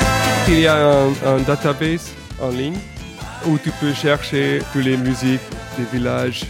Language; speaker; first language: French; non-native, fluent; Hungarian